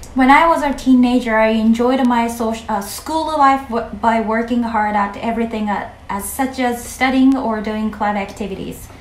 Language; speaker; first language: English; non-native, fluent; Japanese